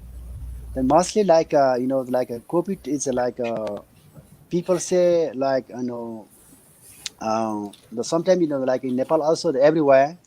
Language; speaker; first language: English; non-native, learner; Nepali